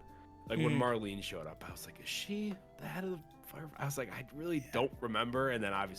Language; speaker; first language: English; native; English